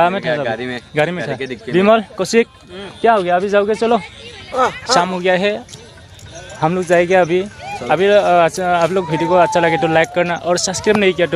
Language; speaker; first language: Hindi; non-native, local second language; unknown